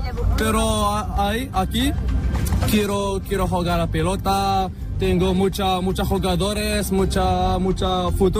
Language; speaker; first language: Spanish; non-native, learner; Arabic